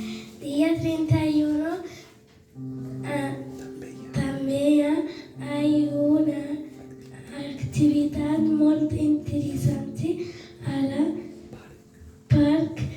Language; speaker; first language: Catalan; early bilingual, other home language; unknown